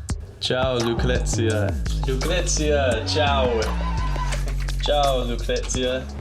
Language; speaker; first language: Italian; non-native, learner; English